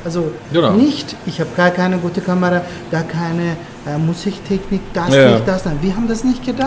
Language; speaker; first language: German; non-native, learner; Turkish